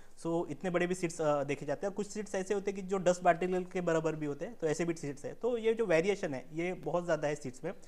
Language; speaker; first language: Hindi; non-native, local second language; Marathi